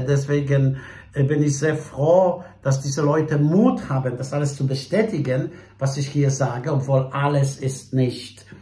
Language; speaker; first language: German; non-native, fluent; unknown